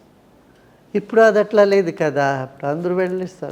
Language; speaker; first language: Telugu; non-native, local second language; Tamil